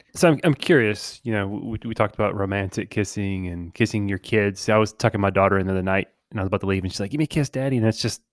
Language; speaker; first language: English; early bilingual, other home language; Spanish